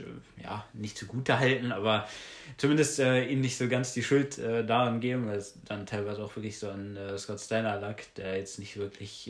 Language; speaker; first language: German; native; German